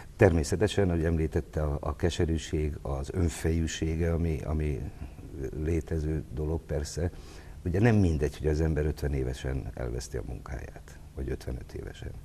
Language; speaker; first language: Hungarian; native; Hungarian